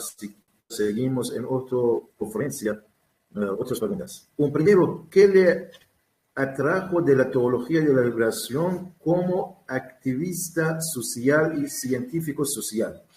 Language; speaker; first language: Spanish; non-native, learner; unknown